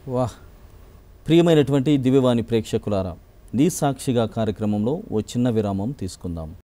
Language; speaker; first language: Telugu; native; Telugu